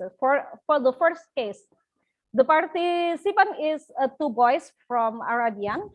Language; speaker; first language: English; non-native, learner; Indonesian